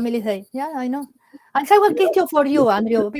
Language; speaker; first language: English; non-native, learner; Spanish